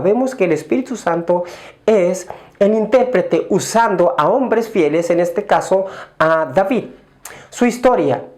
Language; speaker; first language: Spanish; native; Spanish